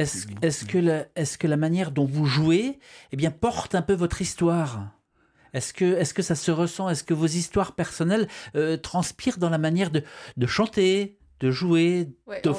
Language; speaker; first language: French; native; French